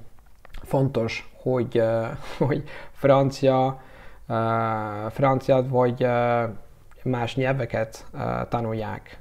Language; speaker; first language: Hungarian; non-native, learner; Italian